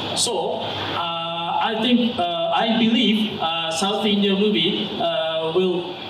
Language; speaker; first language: English; non-native, learner; Japanese